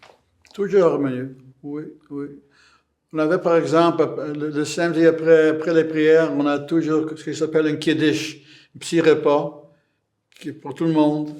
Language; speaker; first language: French; non-native, fluent; English